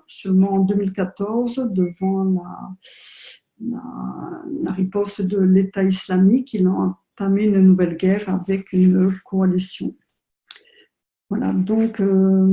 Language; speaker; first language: French; native; French